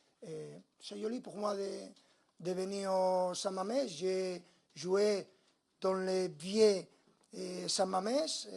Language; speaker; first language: French; non-native, learner; Spanish